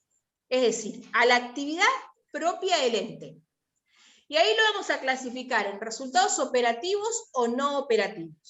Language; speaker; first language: Spanish; native; Spanish